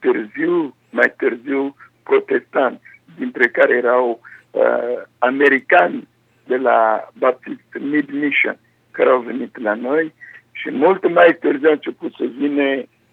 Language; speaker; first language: Romanian; non-native, fluent; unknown